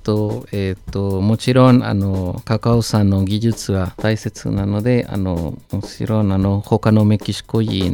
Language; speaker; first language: Japanese; non-native, learner; Spanish